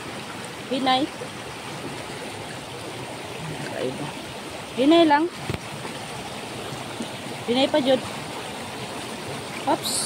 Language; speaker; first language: Filipino; non-native, local second language; Cebuano